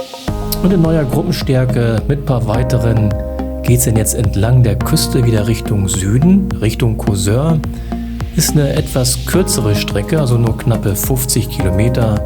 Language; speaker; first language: German; native; German